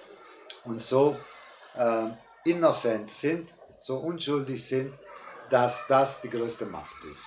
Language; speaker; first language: German; non-native, fluent; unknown